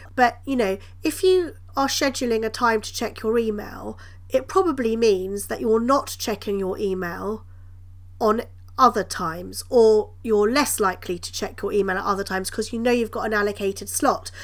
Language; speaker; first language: English; native; English